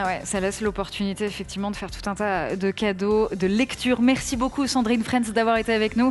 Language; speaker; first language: French; native; French